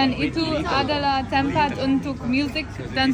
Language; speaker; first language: Indonesian; non-native, learner; English